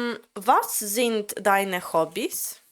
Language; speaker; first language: German; non-native, learner; Latvian